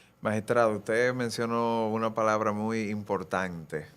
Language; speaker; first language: Spanish; native; Spanish